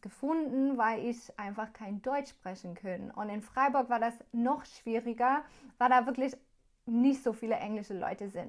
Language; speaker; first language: German; non-native, learner; English